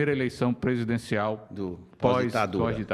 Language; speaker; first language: Portuguese; native; Portuguese